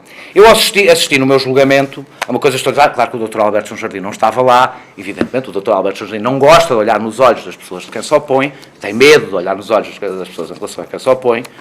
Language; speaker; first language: Portuguese; native; Portuguese